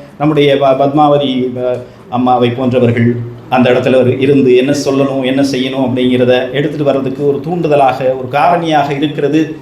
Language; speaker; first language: Tamil; native; Tamil